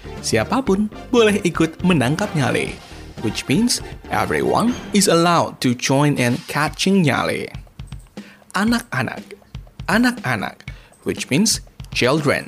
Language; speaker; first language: English; non-native, local second language; Indonesian